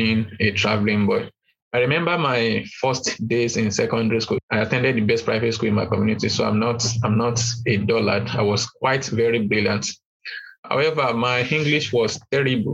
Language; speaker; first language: English; non-native, local second language; Yoruba